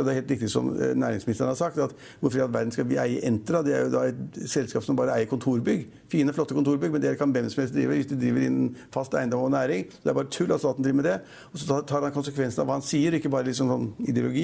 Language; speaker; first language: Norwegian; native; Norwegian